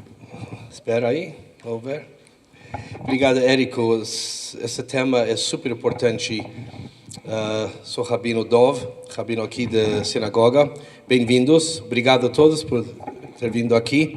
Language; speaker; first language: Portuguese; non-native, fluent; English